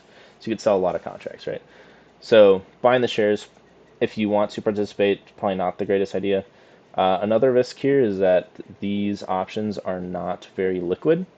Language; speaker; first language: English; native; English